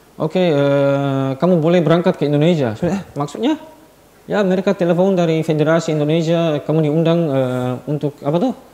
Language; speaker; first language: Indonesian; non-native, fluent; Dutch